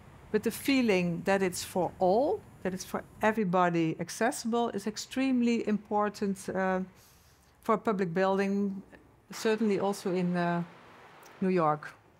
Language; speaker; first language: English; non-native, fluent; Dutch